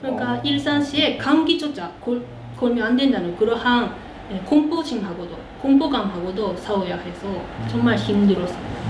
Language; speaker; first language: Korean; early bilingual, heritage; Korean